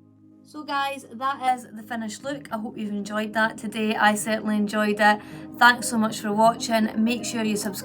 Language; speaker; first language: English; native; English